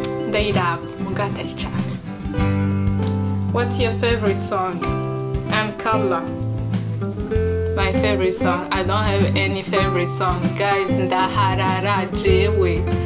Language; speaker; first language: English; non-native, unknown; Rundi